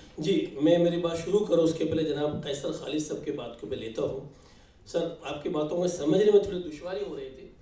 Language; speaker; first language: Urdu; native; Urdu